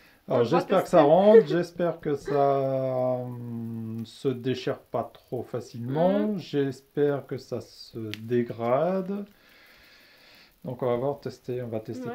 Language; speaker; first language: French; native; French